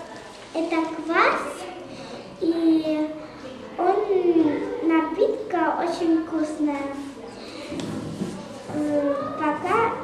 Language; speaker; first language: Russian; early bilingual, heritage; Russian